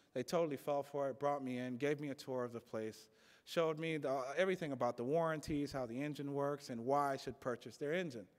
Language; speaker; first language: English; native; English